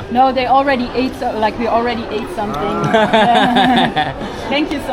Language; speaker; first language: English; non-native, fluent; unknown